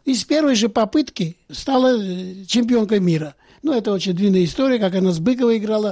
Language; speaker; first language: Russian; non-native, local second language; Georgian